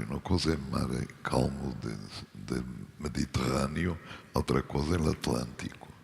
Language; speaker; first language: Italian; non-native, fluent; Portuguese